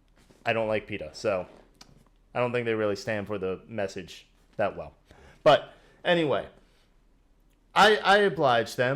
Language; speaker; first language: English; native; English